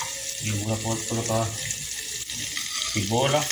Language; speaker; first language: Portuguese; non-native, learner; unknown